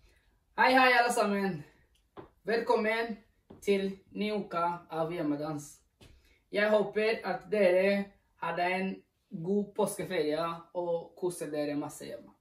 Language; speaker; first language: Norwegian; non-native, fluent; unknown